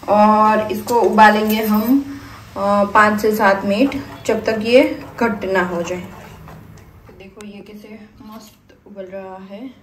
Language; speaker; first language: Hindi; non-native, local second language; Gujarati